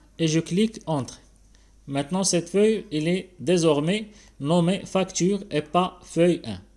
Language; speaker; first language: French; non-native, local second language; Arabic